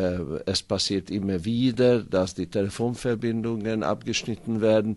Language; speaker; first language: German; non-native, fluent; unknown